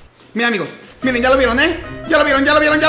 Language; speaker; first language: Spanish; native; Spanish